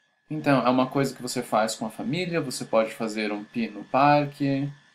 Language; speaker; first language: Portuguese; native; Portuguese